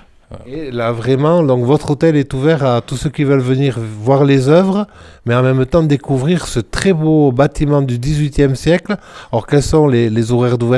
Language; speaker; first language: French; native; French